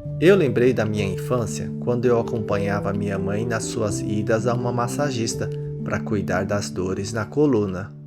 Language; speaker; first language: Portuguese; early bilingual, other home language; Japanese